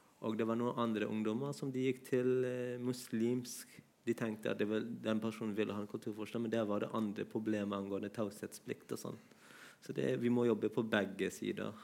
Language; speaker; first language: Norwegian; non-native, fluent; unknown